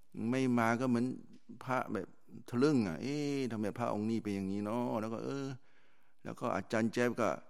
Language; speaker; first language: Thai; native; Thai